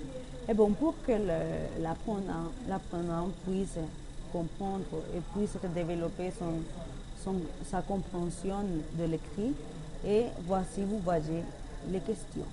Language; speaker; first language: French; non-native, learner; Spanish